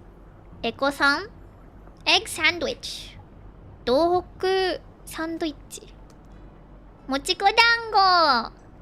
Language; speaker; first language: Japanese; non-native, learner; Filipino